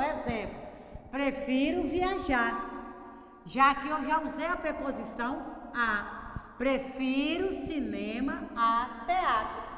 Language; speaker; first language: Portuguese; native; Portuguese